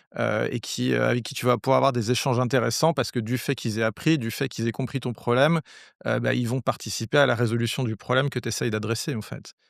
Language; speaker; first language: French; native; French